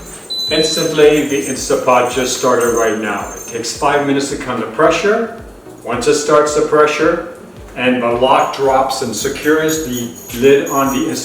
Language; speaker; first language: English; native; English